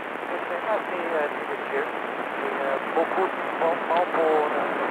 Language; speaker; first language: French; non-native, learner; English